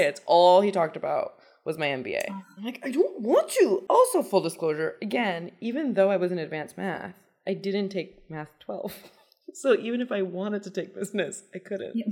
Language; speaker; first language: English; early bilingual, other home language; Persian